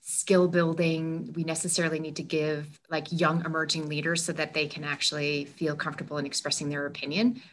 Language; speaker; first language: English; native; English